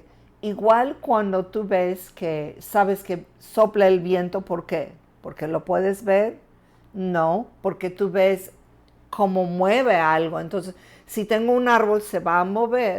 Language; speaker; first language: Spanish; non-native, fluent; English